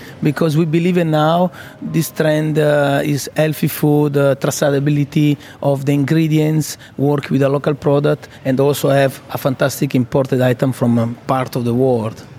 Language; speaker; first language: English; non-native, fluent; Italian